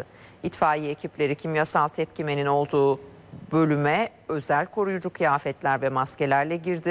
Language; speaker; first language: Turkish; native; Turkish